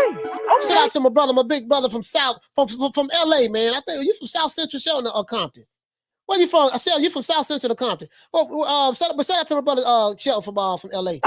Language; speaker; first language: English; native; English